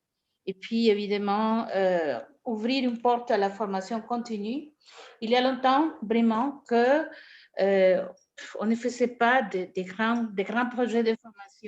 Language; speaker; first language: French; non-native, fluent; Spanish